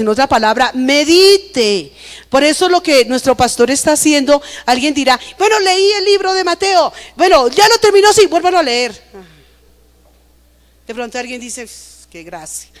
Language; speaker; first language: Spanish; native; Spanish